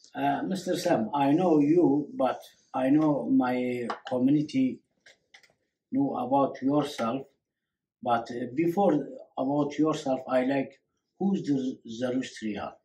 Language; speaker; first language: English; non-native, learner; Kurdish